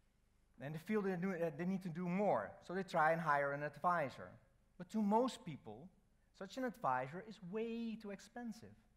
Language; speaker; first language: English; non-native, fluent; Dutch